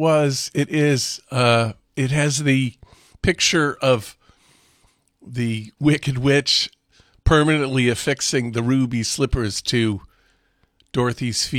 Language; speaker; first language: English; native; English